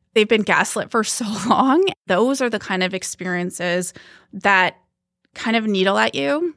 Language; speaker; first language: English; early bilingual, other home language; Hindi